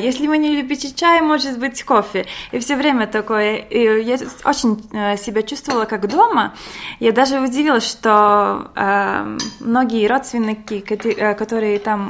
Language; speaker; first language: Russian; non-native, local second language; Latvian